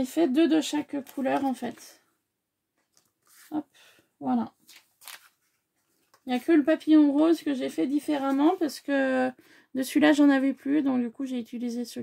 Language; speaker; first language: French; native; French